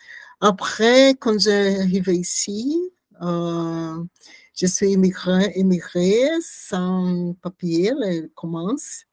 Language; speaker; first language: French; non-native, learner; Portuguese